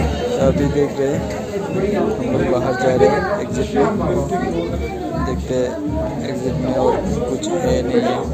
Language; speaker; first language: Hindi; non-native, fluent; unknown